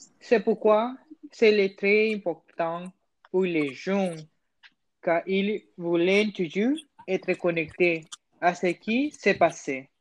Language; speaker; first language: French; non-native, learner; Spanish